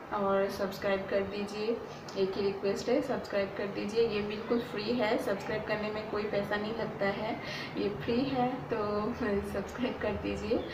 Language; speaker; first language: Hindi; non-native, local second language; Bangla